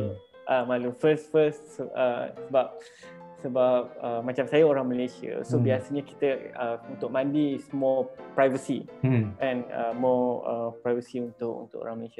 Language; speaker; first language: Malay; native; Malay